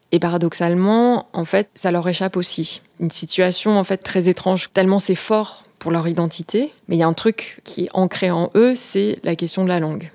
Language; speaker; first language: French; native; French